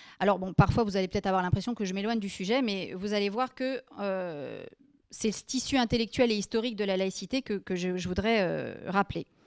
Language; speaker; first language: French; native; French